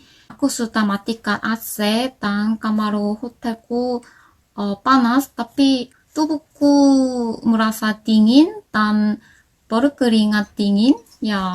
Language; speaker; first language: Indonesian; non-native, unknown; Korean